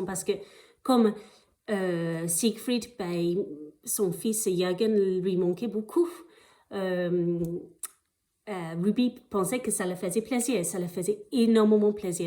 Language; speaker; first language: French; non-native, fluent; English